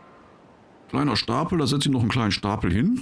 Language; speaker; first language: German; native; German